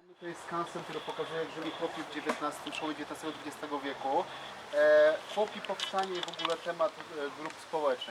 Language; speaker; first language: Polish; native; Polish